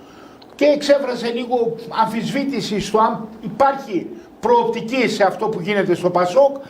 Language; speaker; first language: Greek; native; Greek